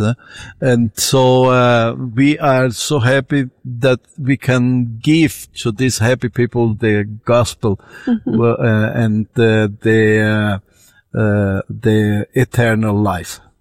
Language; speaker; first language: English; non-native, fluent; Portuguese